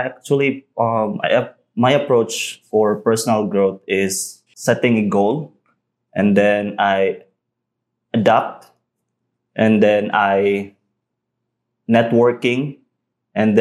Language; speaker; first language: English; non-native, local second language; Cebuano